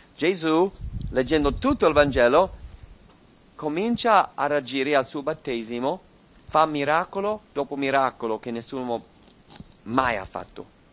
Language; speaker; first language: Italian; non-native, fluent; English